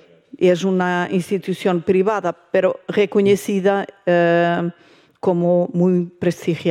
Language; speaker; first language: Spanish; non-native, fluent; Portuguese